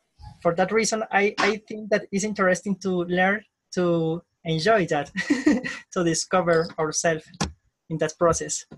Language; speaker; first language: English; non-native, learner; Spanish